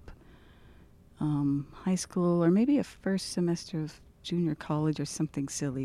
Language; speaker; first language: English; native; English